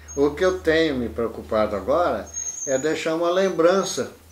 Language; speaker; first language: Portuguese; native; Portuguese